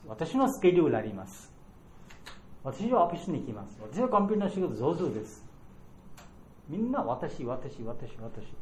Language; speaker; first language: Japanese; non-native, learner; Bangla